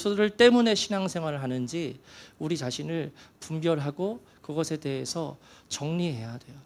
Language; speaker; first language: Korean; native; Korean